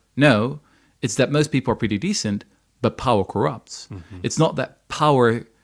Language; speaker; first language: English; non-native, fluent; Dutch